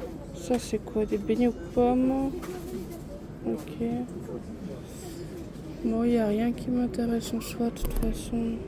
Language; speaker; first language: French; native; French